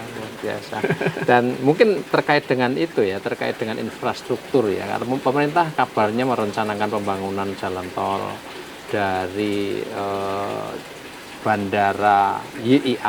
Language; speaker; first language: Indonesian; native; Indonesian